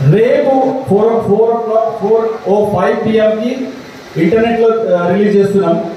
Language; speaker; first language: Telugu; early bilingual, heritage; Telugu